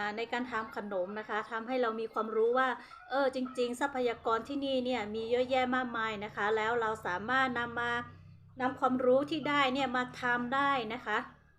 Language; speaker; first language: Thai; non-native, local second language; Hmong